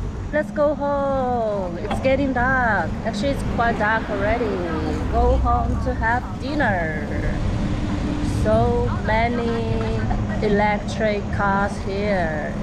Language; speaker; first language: English; non-native, fluent; Chinese